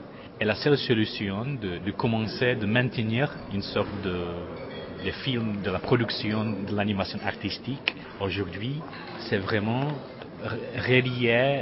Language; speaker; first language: French; non-native, fluent; Czech